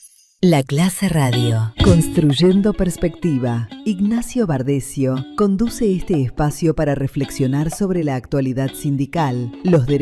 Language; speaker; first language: Spanish; native; Spanish